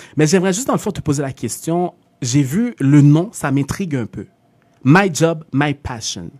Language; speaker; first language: French; native; French